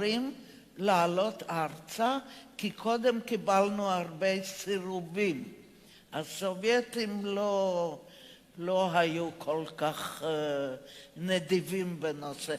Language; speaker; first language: Hebrew; non-native, fluent; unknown